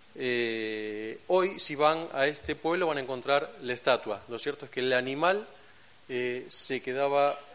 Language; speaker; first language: Spanish; native; Spanish